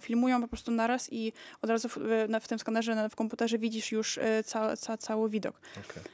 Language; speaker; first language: Polish; early bilingual, heritage; Polish